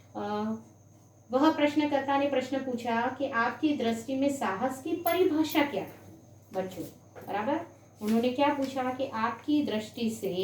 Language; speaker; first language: Hindi; non-native, local second language; Gujarati